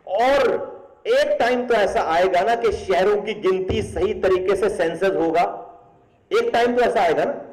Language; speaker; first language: Urdu; native; Urdu